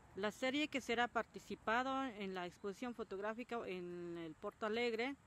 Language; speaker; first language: Spanish; non-native, local second language; Tzotzil